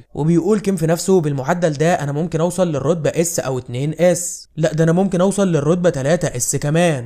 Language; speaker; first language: Arabic; native; Arabic